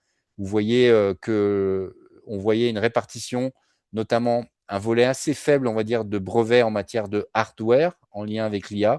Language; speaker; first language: French; native; French